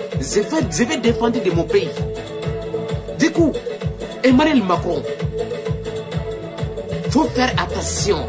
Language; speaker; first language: French; non-native, local second language; Bambara